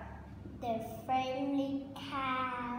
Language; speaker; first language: English; non-native, learner; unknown